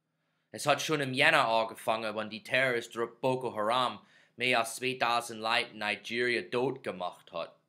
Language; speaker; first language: German; non-native, fluent; English